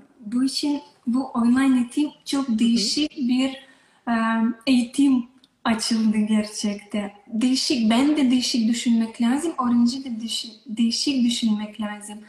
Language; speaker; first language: Turkish; non-native, learner; Russian